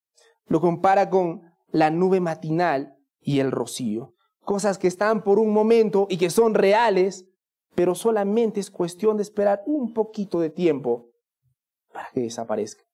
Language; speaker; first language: Spanish; native; Spanish